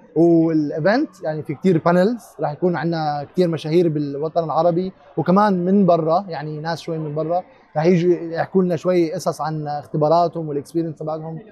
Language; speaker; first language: Arabic; native; Arabic